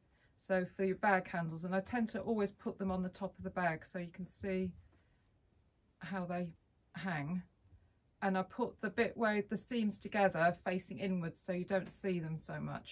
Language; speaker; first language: English; native; English